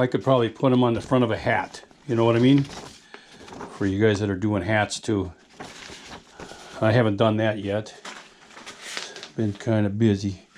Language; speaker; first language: English; native; English